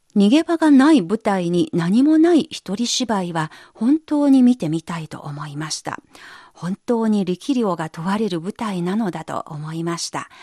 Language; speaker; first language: Japanese; non-native, fluent; Chinese